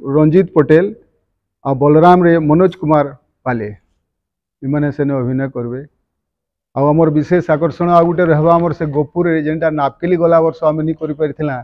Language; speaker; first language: Odia; native; Odia